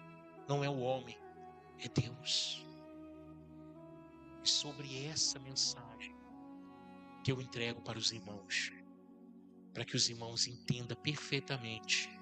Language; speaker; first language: Portuguese; native; Portuguese